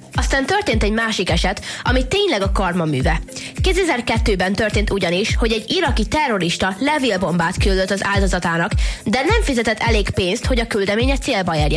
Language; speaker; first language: Hungarian; native; Hungarian